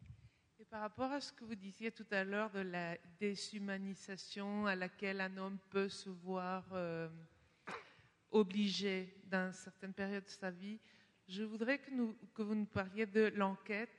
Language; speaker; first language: French; non-native, fluent; Spanish